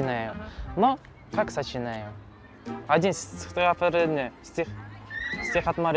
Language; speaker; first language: Russian; non-native, local second language; Kazakh